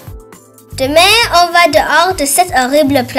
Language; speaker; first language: French; non-native, learner; English